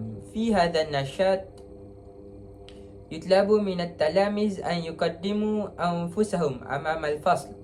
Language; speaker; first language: Arabic; non-native, learner; Malay